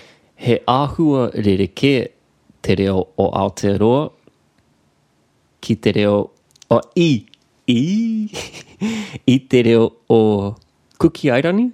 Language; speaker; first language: Māori; non-native, local second language; English